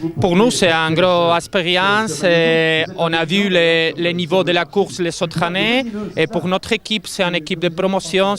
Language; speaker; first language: French; non-native, learner; Spanish